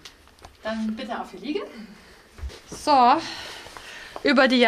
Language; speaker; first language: German; native; German